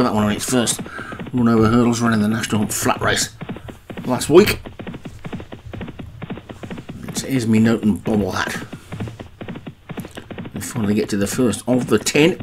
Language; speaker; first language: English; native; English